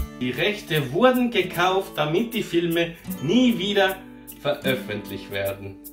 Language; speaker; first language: German; early bilingual, other home language; Portuguese